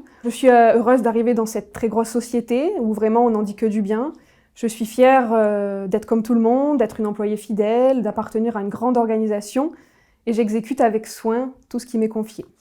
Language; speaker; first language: French; native; French